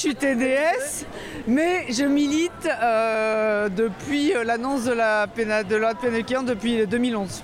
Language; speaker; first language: French; native; French